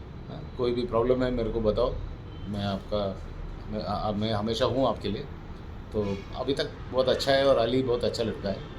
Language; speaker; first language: Hindi; non-native, local second language; Malayalam